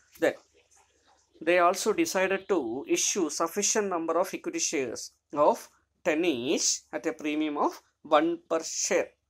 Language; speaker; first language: English; non-native, local second language; Malayalam